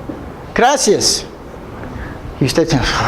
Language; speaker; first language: Spanish; non-native, fluent; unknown